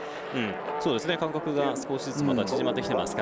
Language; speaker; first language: Japanese; native; Japanese